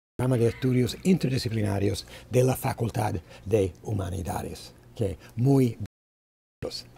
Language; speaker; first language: Spanish; native; Spanish